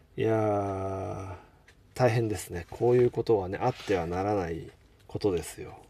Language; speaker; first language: Japanese; native; Japanese